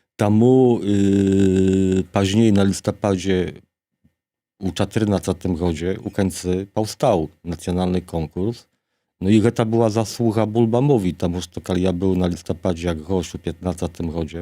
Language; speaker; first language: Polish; non-native, local second language; Belarusian